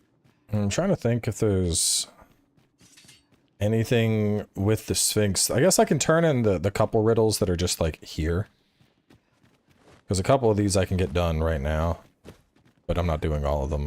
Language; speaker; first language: English; native; English